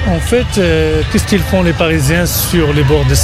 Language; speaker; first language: French; non-native, local second language; Arabic